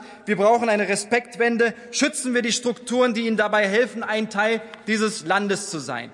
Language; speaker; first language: German; early bilingual, other home language; Turkish